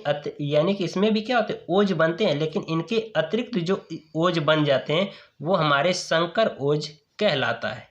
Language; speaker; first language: Hindi; native; Hindi